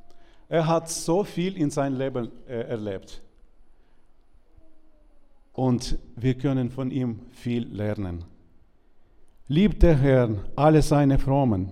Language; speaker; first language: German; non-native, learner; Ukrainian